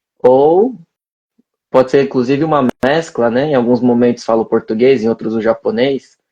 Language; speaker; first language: Portuguese; native; Portuguese